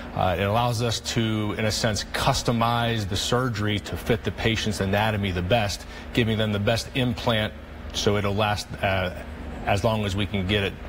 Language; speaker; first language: English; native; English